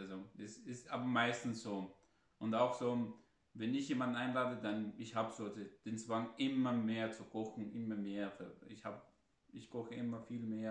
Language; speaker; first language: German; non-native, fluent; Arabic